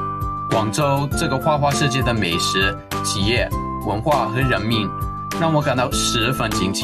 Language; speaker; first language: Chinese; non-native, fluent; English